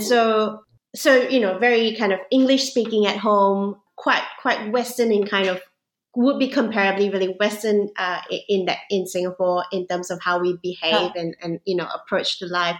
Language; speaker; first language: English; native; English